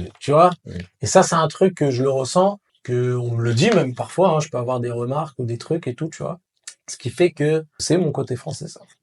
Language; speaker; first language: French; early bilingual, other home language; Arabic